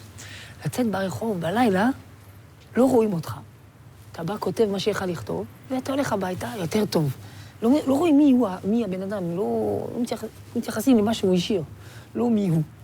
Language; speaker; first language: Hebrew; non-native, fluent; French